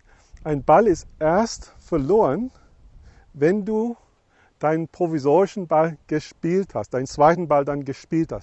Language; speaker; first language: German; non-native, fluent; English